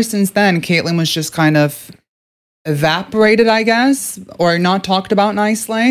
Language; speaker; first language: English; non-native, fluent; Norwegian